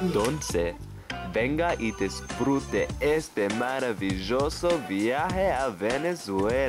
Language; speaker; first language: Spanish; non-native, learner; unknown